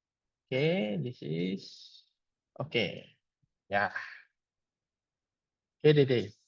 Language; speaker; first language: English; non-native, learner; Indonesian